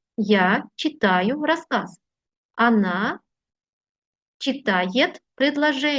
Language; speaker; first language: Russian; non-native, fluent; Uzbek